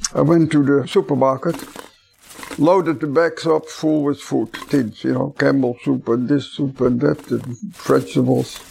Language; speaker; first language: English; non-native, fluent; Dutch